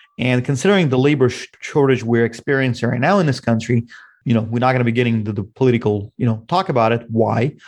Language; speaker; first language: English; non-native, fluent; Russian